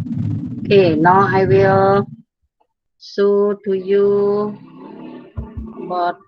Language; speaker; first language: English; non-native, fluent; Indonesian